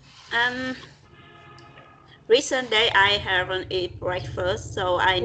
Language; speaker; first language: English; non-native, learner; Vietnamese